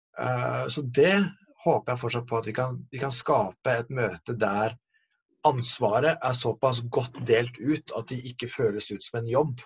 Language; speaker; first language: Norwegian; native; Norwegian